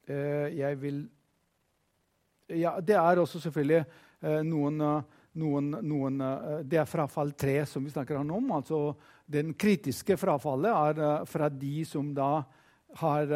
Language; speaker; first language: Norwegian; non-native, fluent; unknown